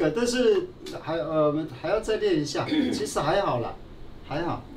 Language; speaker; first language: Chinese; native; Chinese